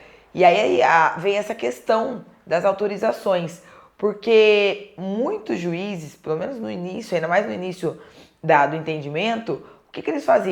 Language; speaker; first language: Portuguese; native; Portuguese